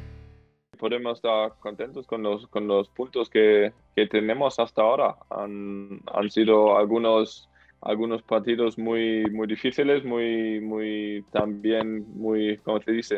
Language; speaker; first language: Spanish; non-native, fluent; German